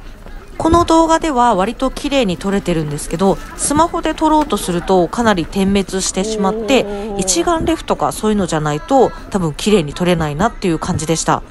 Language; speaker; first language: Japanese; native; Japanese